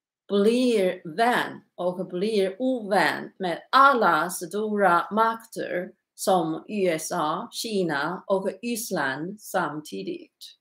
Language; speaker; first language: Swedish; non-native, learner; Chinese